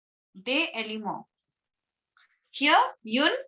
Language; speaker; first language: French; non-native, fluent; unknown